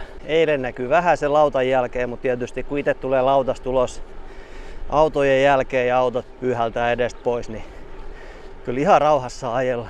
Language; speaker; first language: Finnish; native; Finnish